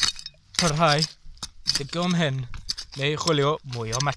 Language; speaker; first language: Welsh; non-native, learner; English